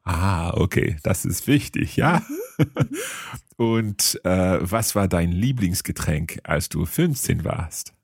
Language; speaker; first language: German; non-native, learner; English